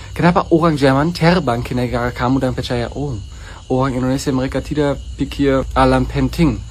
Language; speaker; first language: Indonesian; non-native, learner; German